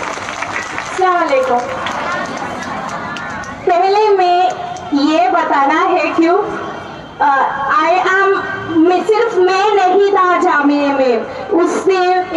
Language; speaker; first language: Hindi; non-native, local second language; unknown